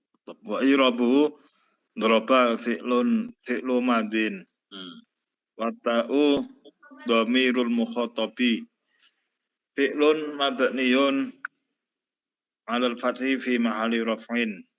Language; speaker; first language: Arabic; non-native, learner; Indonesian